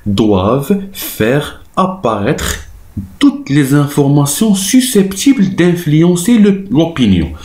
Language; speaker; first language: French; non-native, local second language; Arabic